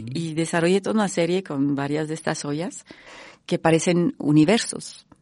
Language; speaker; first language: Spanish; non-native, fluent; French